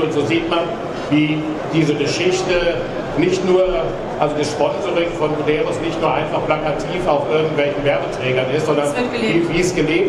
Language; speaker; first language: German; native; German